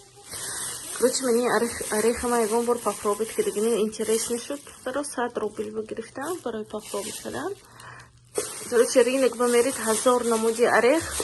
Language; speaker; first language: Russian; non-native, local second language; Tajik